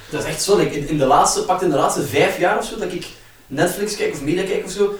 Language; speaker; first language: Dutch; native; Dutch